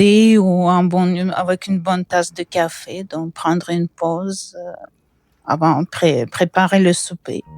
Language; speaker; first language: French; non-native, fluent; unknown